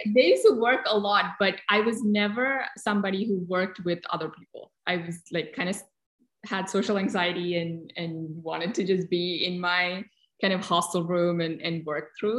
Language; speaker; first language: English; non-native, local second language; Malayalam